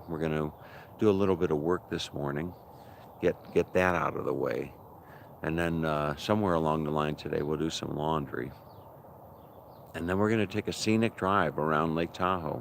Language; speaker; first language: English; native; English